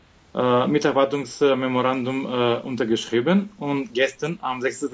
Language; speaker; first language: German; non-native, fluent; Macedonian